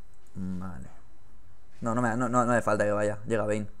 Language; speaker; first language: Spanish; native; Spanish